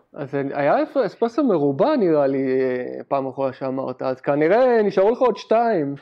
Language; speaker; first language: Hebrew; native; Hebrew